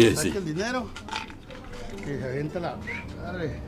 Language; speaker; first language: Spanish; native; Spanish